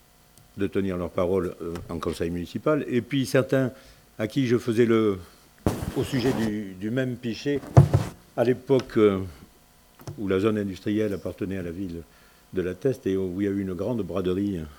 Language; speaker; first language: French; native; French